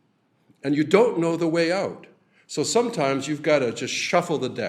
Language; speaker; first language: English; native; English